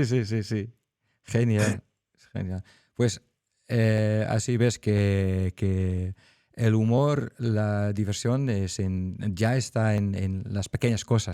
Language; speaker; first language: Spanish; non-native, fluent; Dutch